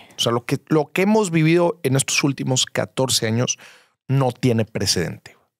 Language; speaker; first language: Spanish; native; Spanish